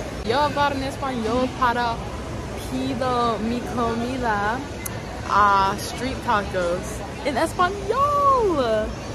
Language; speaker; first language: Spanish; non-native, learner; English